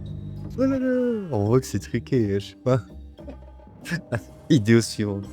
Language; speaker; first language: French; native; French